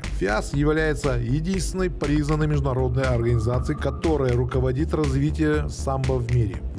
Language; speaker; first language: Russian; native; Russian